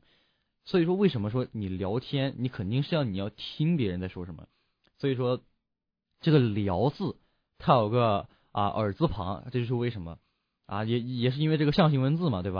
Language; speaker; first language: Chinese; native; Chinese